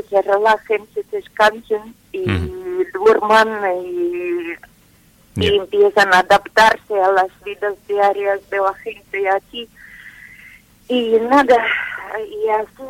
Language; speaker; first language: Spanish; non-native, fluent; Ukrainian